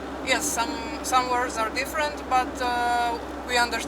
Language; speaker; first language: English; non-native, fluent; Croatian